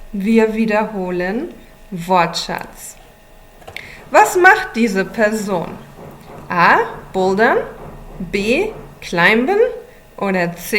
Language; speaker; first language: German; non-native, fluent; English